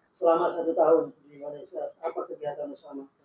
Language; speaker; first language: Indonesian; native; Indonesian